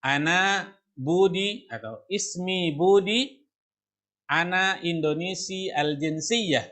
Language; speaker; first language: Arabic; non-native, fluent; Indonesian